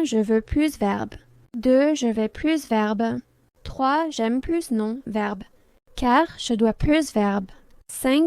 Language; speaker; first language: French; non-native, fluent; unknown